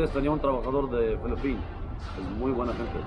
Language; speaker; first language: Spanish; non-native, learner; Arabic